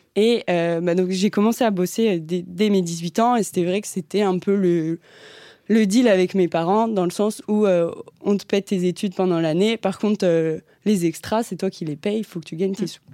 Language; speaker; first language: French; native; French